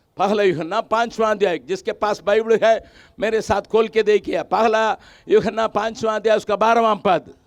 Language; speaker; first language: Hindi; non-native, local second language; Tamil